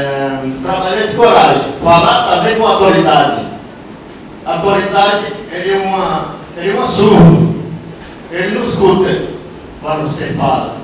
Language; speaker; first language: Portuguese; non-native, local second language; Yanomámi